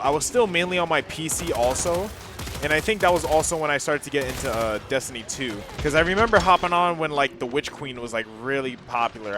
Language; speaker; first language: English; native; English